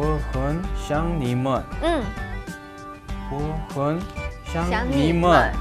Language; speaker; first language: Chinese; non-native, learner; Korean